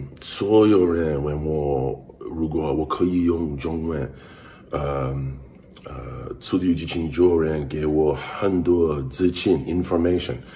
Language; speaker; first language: Chinese; non-native, learner; English